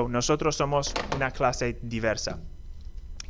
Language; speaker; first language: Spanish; non-native, fluent; English